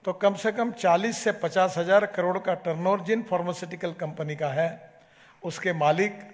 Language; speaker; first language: Hindi; non-native, local second language; Marathi